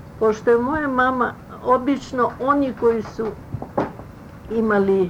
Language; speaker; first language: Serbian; early bilingual, other home language; Russian